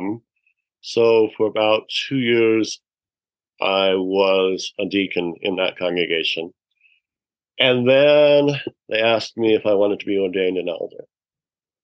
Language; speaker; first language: English; native; English